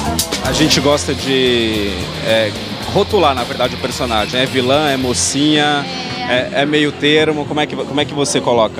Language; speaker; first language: Portuguese; native; Portuguese